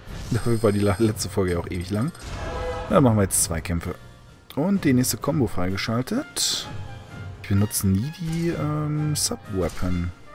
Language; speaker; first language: German; native; German